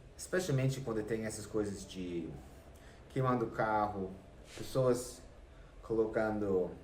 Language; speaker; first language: Portuguese; non-native, fluent; English